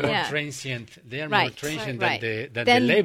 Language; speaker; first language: English; non-native, fluent; Spanish